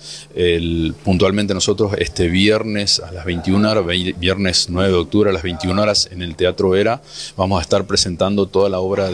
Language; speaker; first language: Spanish; native; Spanish